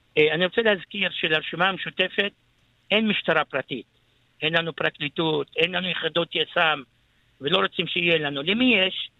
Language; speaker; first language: Hebrew; non-native, local second language; Arabic